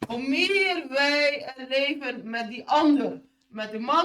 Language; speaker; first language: Dutch; non-native, fluent; Indonesian